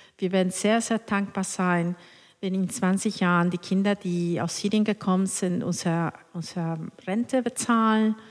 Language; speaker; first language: German; non-native, fluent; Spanish